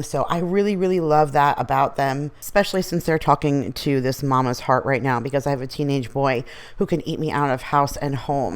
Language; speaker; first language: English; native; English